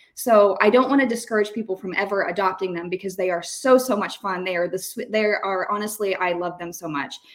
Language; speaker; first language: English; native; English